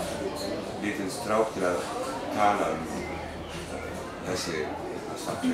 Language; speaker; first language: Icelandic; non-native, fluent; French